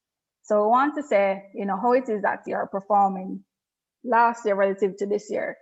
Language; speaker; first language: English; native; English